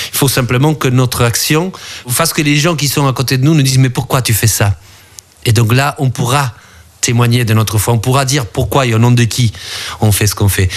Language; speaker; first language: French; early bilingual, other home language; Spanish